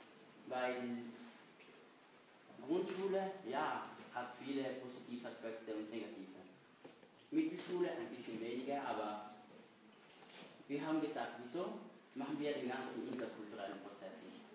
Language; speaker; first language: German; non-native, local second language; Italian